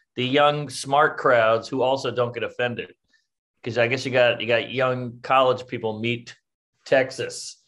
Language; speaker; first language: English; native; English